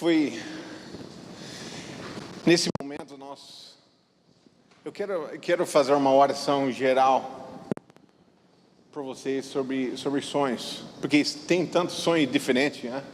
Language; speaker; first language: Portuguese; non-native, fluent; English